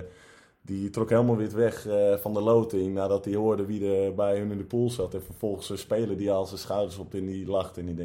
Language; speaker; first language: Dutch; native; Dutch